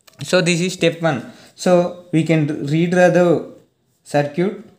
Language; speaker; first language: English; non-native, local second language; Telugu